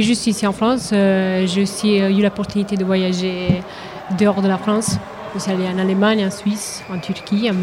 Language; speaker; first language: French; non-native, learner; Italian